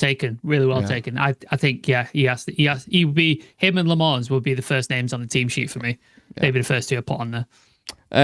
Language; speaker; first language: English; native; English